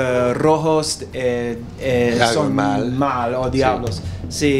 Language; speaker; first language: Spanish; non-native, learner; English